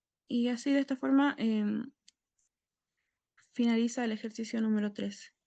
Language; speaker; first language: Spanish; native; Spanish